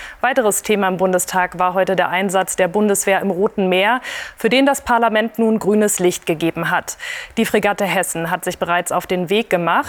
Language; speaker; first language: German; native; German